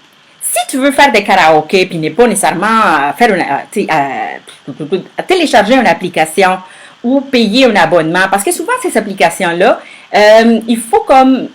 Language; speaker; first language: French; native; French